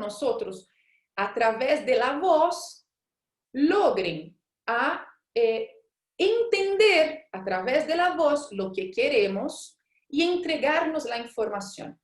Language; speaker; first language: Spanish; non-native, fluent; Portuguese